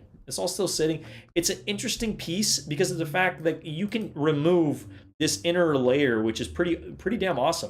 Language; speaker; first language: English; native; English